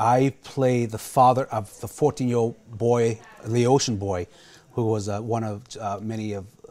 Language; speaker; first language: English; non-native, fluent; Lao